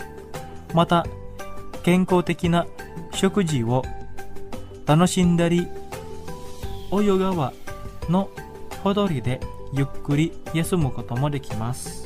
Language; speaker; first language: Japanese; non-native, fluent; Indonesian